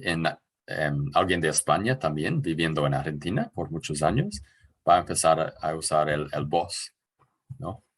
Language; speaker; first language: Spanish; non-native, fluent; English